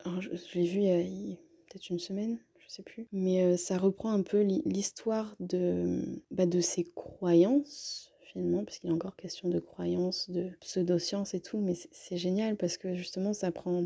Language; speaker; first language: French; native; French